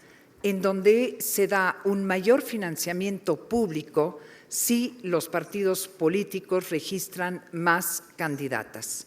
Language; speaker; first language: Spanish; native; Spanish